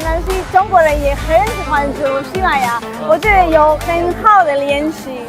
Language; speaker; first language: Chinese; non-native, learner; Spanish